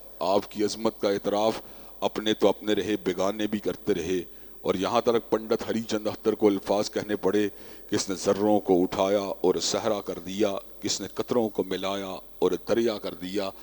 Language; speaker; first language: Urdu; native; Urdu